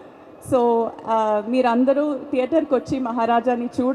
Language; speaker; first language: Telugu; non-native, fluent; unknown